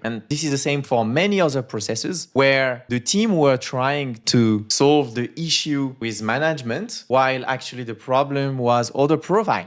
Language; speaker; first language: English; non-native, fluent; French